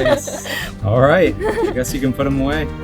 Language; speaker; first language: English; native; English